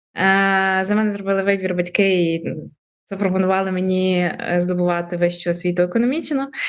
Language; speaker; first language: Ukrainian; native; Ukrainian